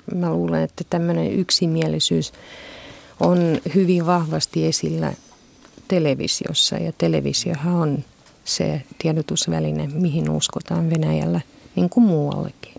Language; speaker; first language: Finnish; non-native, fluent; Russian